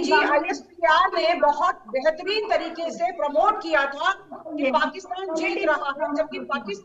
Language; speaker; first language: Hindi; native; Hindi